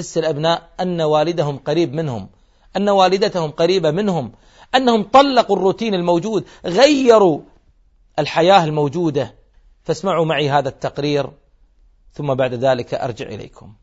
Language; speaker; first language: Arabic; native; Arabic